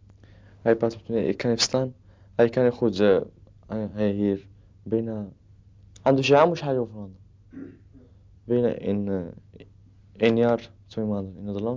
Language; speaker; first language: Dutch; non-native, learner; Arabic